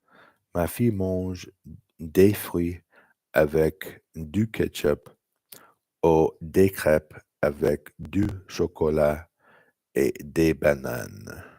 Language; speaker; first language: French; non-native, learner; English